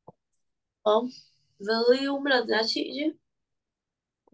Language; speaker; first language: Vietnamese; native; Vietnamese